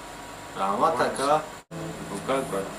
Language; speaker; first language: Russian; non-native, local second language; Tajik